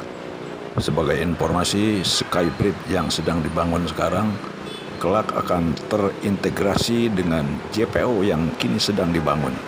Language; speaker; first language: Indonesian; native; Indonesian